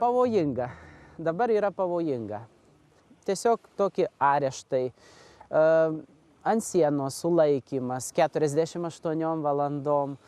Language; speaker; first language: Lithuanian; early bilingual, heritage; Lithuanian